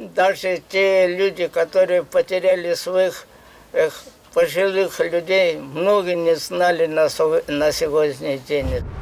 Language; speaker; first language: Russian; non-native, local second language; Korean